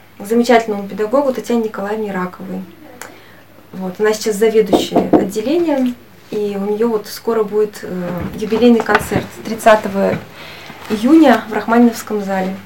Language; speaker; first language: Russian; native; Russian